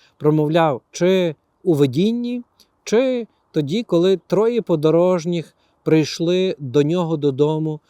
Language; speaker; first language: Ukrainian; native; Ukrainian